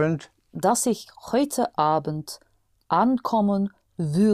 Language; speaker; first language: German; non-native, learner; English